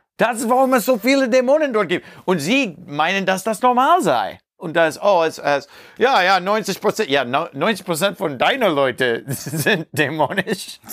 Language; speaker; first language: German; non-native, learner; English